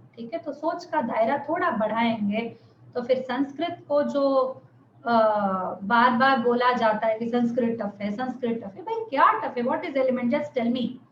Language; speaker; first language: Hindi; non-native, local second language; Telugu